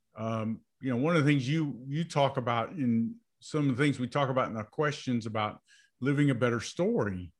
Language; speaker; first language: English; native; English